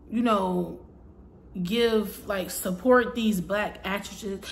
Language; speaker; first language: English; native; English